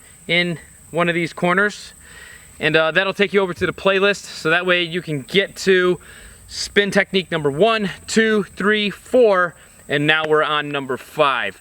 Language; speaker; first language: English; native; English